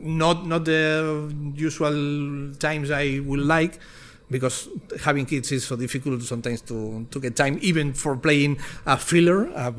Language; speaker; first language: English; non-native, fluent; Spanish